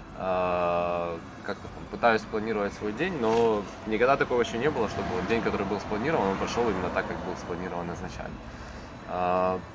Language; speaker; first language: Russian; native; Russian